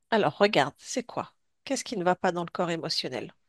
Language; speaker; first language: French; native; French